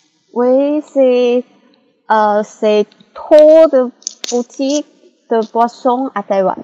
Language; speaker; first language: French; non-native, learner; Chinese